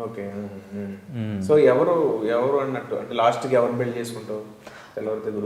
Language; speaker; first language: Telugu; native; Telugu